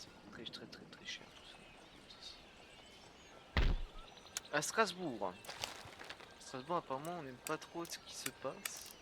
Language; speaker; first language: French; native; French